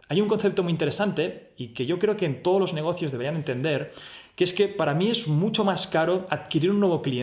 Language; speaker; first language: Spanish; native; Spanish